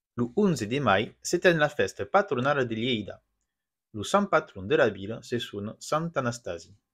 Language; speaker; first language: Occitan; non-native, local second language; French